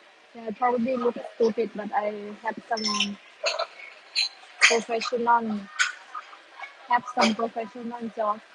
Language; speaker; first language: English; non-native, learner; Thai